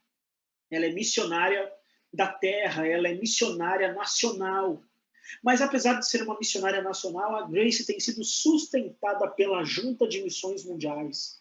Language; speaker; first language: Portuguese; native; Portuguese